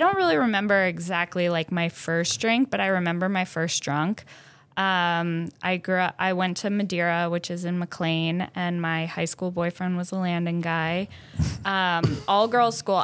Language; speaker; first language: English; native; English